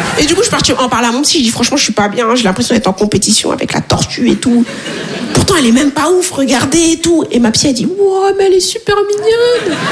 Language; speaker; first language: French; native; French